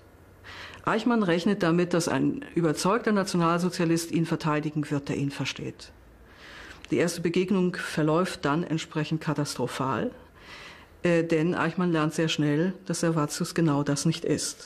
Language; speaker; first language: German; native; German